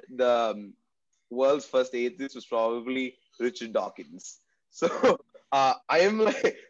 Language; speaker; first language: English; non-native, local second language; Tamil